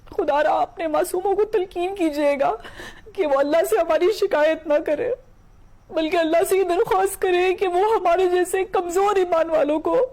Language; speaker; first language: Urdu; native; Urdu